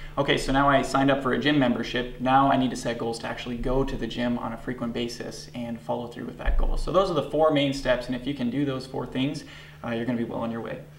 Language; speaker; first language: English; native; English